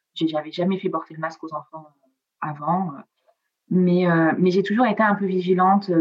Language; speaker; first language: French; non-native, local second language; Italian